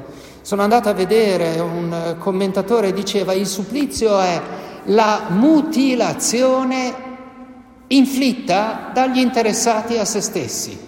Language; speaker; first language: Italian; native; Italian